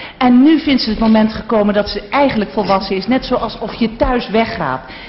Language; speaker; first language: Dutch; native; Dutch